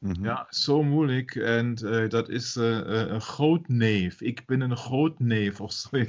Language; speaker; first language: Dutch; non-native, fluent; German